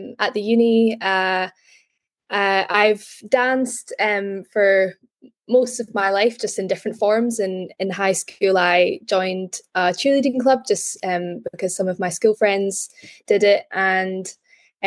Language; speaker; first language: English; native; English